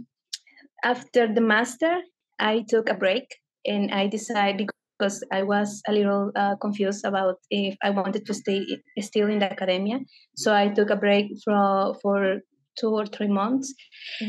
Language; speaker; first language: English; non-native, fluent; Spanish